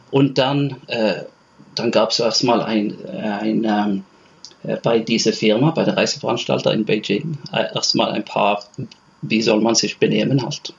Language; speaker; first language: German; non-native, fluent; Norwegian